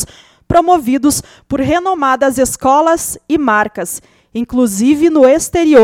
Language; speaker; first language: Portuguese; native; Portuguese